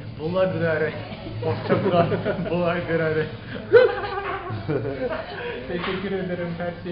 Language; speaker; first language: Turkish; non-native, learner; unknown